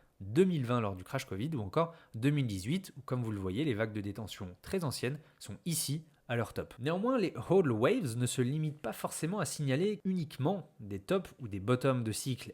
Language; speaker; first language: French; native; French